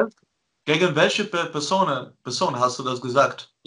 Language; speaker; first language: German; non-native, learner; Dutch